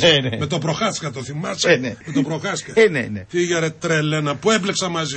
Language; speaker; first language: Greek; native; Greek